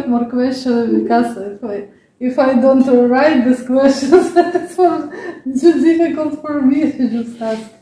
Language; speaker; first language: English; non-native, learner; Russian